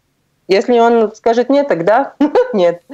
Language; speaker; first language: Russian; non-native, local second language; Latvian